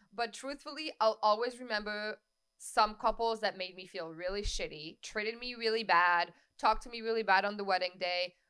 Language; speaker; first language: English; non-native, fluent; French